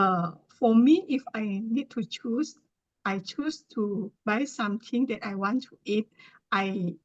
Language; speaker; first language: English; non-native, learner; Thai